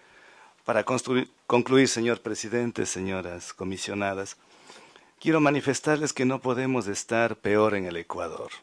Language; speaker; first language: Spanish; native; Spanish